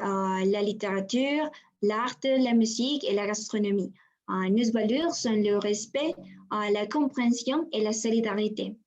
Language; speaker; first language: French; non-native, learner; Spanish